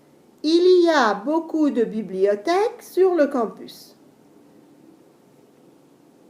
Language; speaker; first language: French; non-native, fluent; English